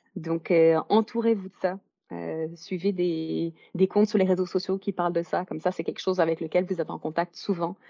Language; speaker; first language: French; native; French